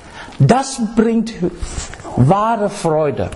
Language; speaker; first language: German; non-native, fluent; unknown